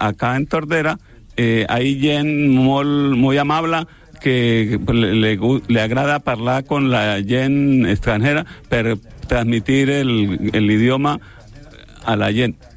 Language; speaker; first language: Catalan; non-native, learner; Spanish